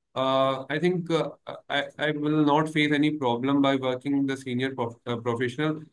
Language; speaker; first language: English; non-native, local second language; Hindi